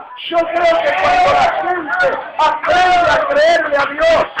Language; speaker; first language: Spanish; native; Spanish